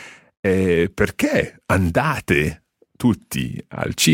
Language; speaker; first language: Italian; non-native, fluent; English